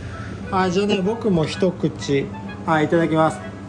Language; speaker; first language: Japanese; native; Japanese